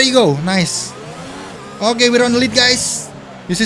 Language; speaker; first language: English; non-native, fluent; Indonesian